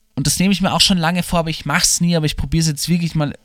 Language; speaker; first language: German; native; German